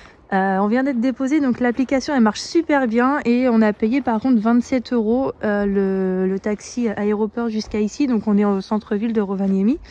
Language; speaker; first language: French; native; French